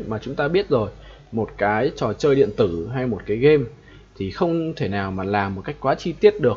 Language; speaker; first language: Vietnamese; native; Vietnamese